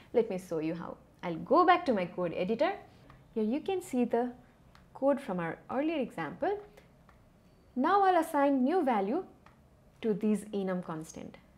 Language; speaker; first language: English; non-native, local second language; Nepali